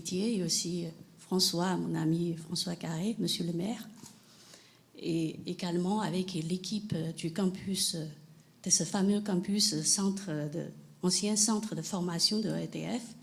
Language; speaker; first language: French; non-native, fluent; Chinese